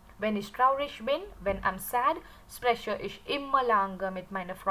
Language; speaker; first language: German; non-native, learner; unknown